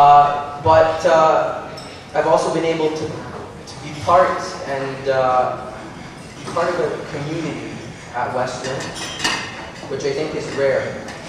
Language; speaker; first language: English; native; English